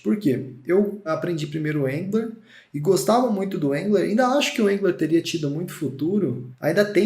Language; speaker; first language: Portuguese; native; Portuguese